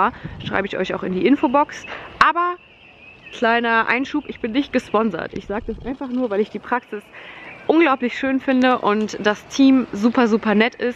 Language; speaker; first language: German; native; German